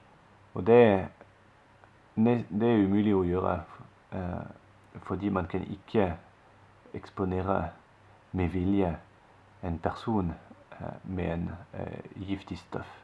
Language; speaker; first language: Norwegian; non-native, fluent; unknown